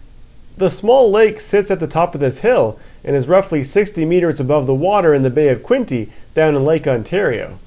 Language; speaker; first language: English; native; English